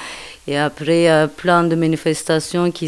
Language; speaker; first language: French; non-native, learner; Turkish